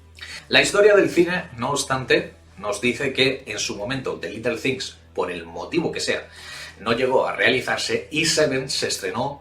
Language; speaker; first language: Spanish; native; Spanish